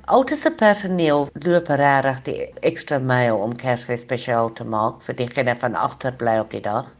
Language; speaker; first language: Afrikaans; non-native, local second language; English